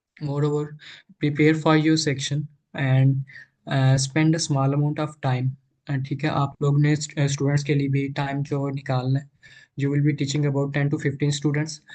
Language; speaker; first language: Urdu; non-native, local second language; Punjabi